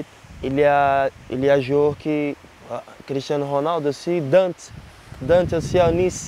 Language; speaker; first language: French; non-native, learner; Portuguese